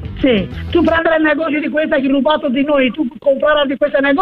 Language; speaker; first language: Italian; non-native, learner; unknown